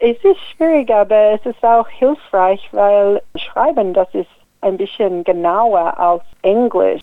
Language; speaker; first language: German; non-native, fluent; English